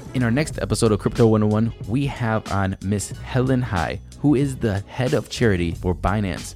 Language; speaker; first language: English; native; English